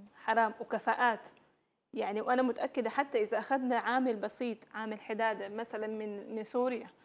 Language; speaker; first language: Arabic; native; Arabic